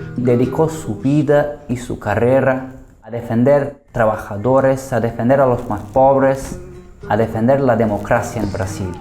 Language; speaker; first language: Spanish; non-native, fluent; Portuguese